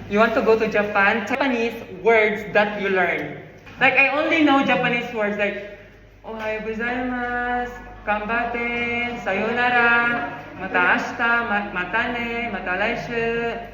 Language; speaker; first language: English; non-native, fluent; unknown